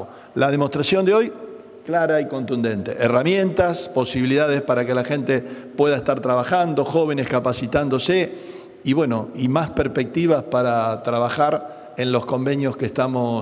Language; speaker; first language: Spanish; native; Spanish